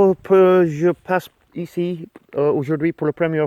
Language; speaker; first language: French; non-native, learner; English